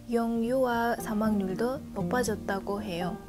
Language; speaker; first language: Korean; non-native, fluent; Uzbek